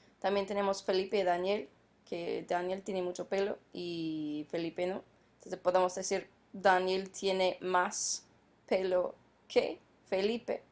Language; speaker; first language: Spanish; non-native, fluent; English